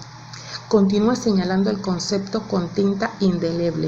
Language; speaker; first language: Spanish; native; Spanish